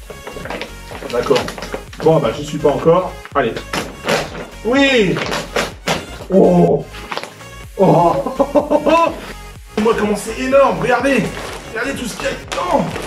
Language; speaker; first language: French; native; French